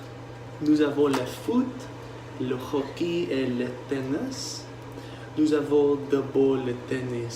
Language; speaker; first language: French; non-native, learner; English